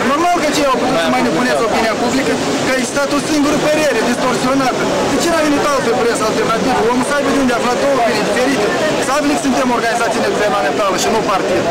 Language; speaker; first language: Romanian; native; Romanian